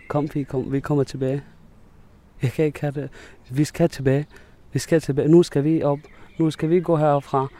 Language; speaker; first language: Danish; non-native, fluent; Arabic